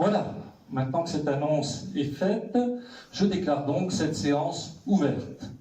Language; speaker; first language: French; native; French